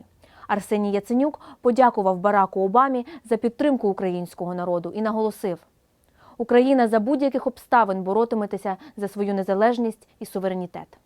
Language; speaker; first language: Ukrainian; native; Ukrainian